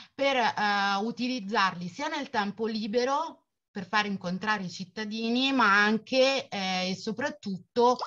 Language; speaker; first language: Italian; native; Italian